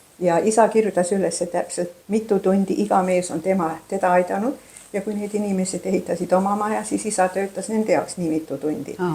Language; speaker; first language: Estonian; early bilingual, heritage; Estonian